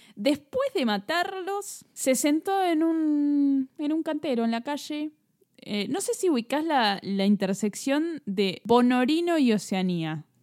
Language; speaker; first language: Spanish; native; Spanish